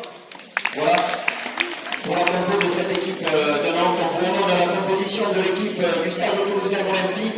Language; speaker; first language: French; native; French